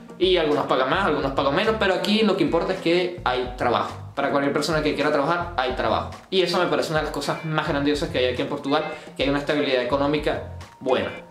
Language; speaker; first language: Spanish; native; Spanish